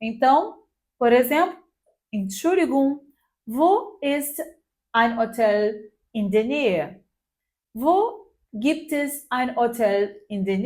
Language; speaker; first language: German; non-native, fluent; Portuguese